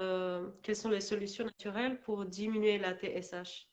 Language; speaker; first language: French; non-native, learner; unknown